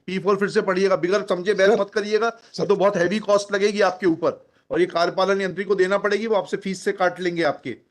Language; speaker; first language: Hindi; native; Hindi